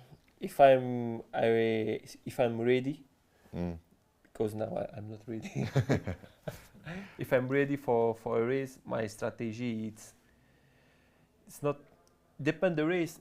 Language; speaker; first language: English; non-native, learner; French